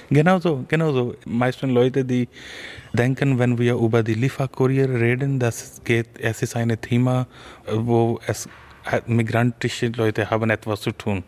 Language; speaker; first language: German; non-native, learner; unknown